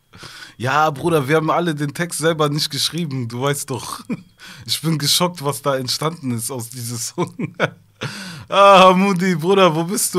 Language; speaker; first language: German; early bilingual, other home language; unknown